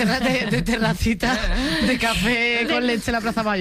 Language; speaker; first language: Spanish; native; Spanish